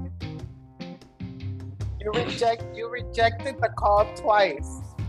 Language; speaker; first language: English; non-native, fluent; Spanish